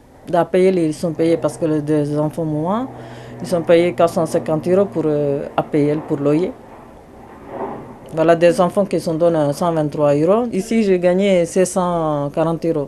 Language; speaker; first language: French; non-native, learner; Tamil